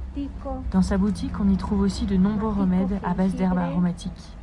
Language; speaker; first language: French; native; French